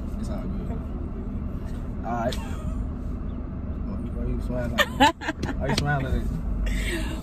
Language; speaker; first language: English; native; English